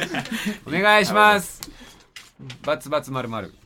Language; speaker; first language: Japanese; native; Japanese